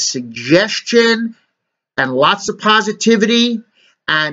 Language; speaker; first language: English; native; English